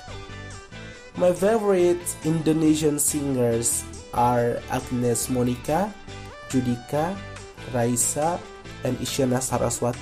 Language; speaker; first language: English; non-native, fluent; Indonesian